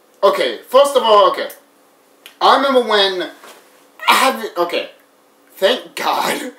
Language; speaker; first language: English; native; English